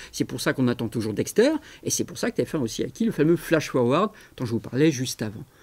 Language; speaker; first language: French; native; French